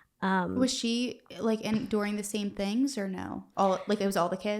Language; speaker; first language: English; native; English